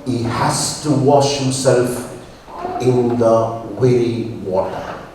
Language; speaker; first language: English; non-native, local second language; Malayalam